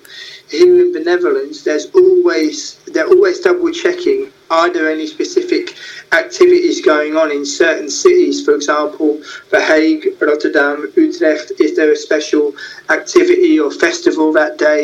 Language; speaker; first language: English; native; English